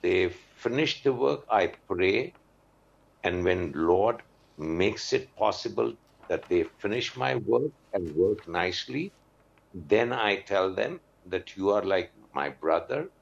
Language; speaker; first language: English; non-native, local second language; Urdu